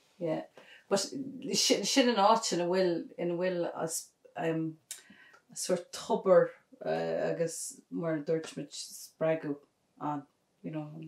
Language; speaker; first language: Irish; non-native, local second language; English